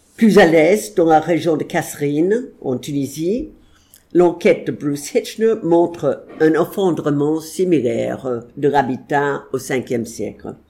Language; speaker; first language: French; non-native, fluent; English